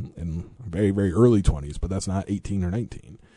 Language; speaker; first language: English; native; English